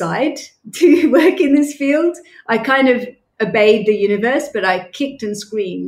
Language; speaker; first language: English; native; English